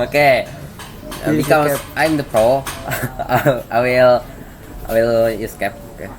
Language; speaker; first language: English; non-native, learner; Indonesian